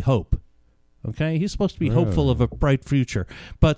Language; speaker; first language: English; native; English